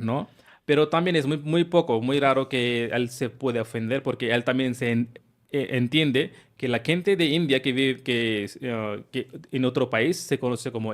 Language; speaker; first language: Spanish; non-native, fluent; Hindi